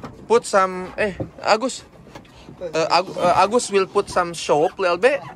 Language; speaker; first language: English; non-native, learner; Indonesian